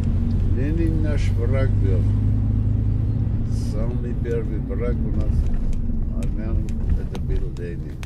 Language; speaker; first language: Russian; non-native, local second language; Armenian